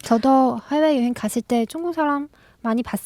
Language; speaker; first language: Korean; non-native, fluent; Chinese